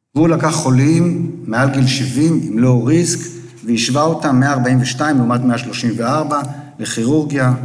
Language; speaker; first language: Hebrew; native; Hebrew